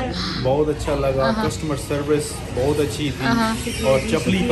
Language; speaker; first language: Hindi; non-native, learner; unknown